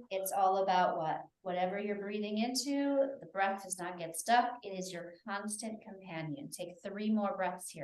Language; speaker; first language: English; native; English